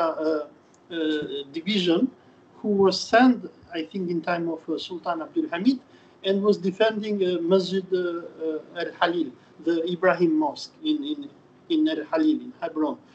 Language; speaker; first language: English; non-native, fluent; Albanian